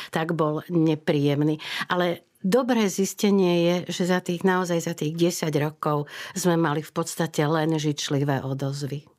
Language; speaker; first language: Slovak; native; Slovak